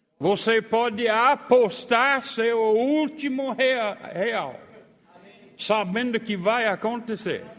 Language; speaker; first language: Portuguese; non-native, fluent; English